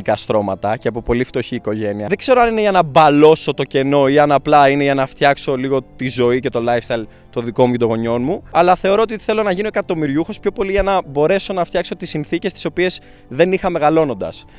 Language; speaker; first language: Greek; early bilingual, other home language; Albanian